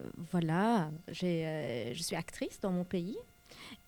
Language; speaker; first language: French; non-native, local second language; Arabic